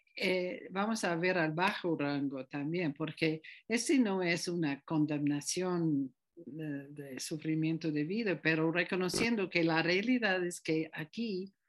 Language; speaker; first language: Spanish; non-native, fluent; English